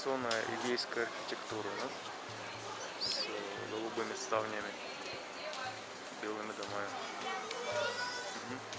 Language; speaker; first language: Russian; native; Russian